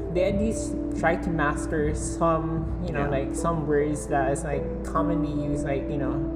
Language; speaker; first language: English; early bilingual, other home language; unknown